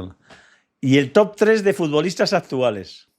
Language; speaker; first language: Spanish; native; Spanish